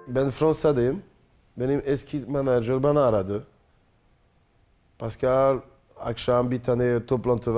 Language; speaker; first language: Turkish; non-native, learner; French